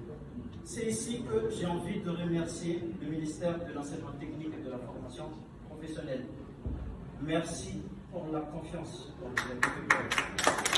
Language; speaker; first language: French; non-native, local second language; Malagasy